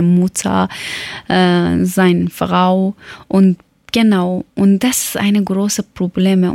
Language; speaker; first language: German; non-native, learner; Persian